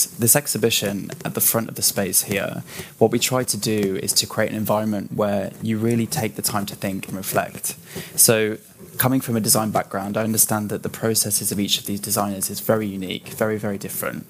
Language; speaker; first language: English; native; English